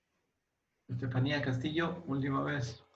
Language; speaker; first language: Spanish; native; Spanish